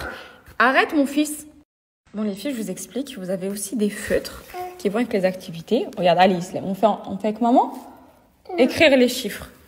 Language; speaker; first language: French; native; French